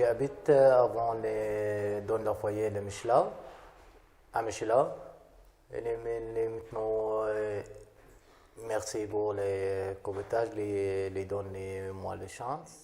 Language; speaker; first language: French; non-native, learner; Arabic